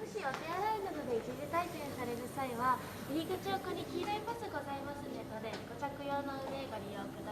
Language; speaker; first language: Japanese; native; Japanese